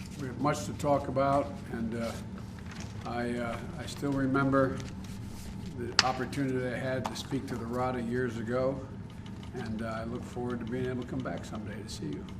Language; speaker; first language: English; native; English